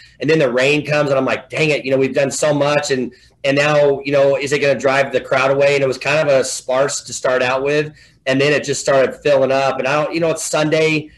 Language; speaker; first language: English; native; English